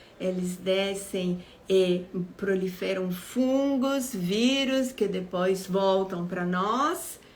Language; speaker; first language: Portuguese; non-native, fluent; Italian